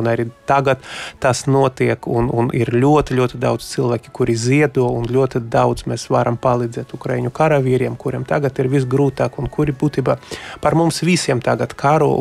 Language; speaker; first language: Latvian; non-native, local second language; Russian